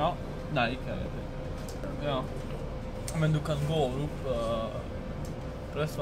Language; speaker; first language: Norwegian; non-native, learner; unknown